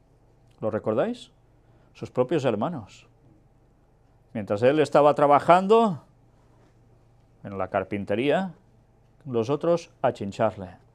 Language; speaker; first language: Spanish; native; Spanish